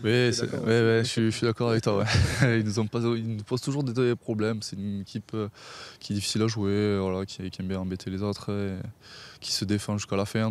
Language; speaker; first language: French; native; French